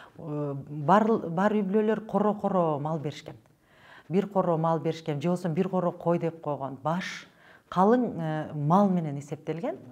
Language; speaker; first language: Kyrgyz; native; Kyrgyz